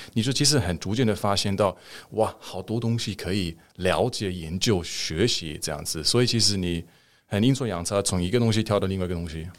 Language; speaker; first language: Chinese; non-native, fluent; German